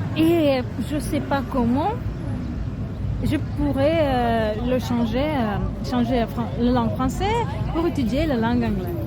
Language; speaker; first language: French; non-native, learner; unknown